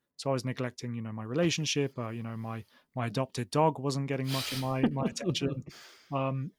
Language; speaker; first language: English; native; English